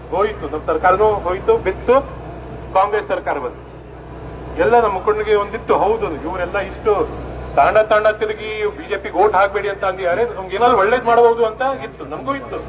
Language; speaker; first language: Kannada; non-native, local second language; Lambadi